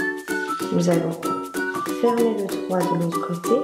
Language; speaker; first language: French; native; French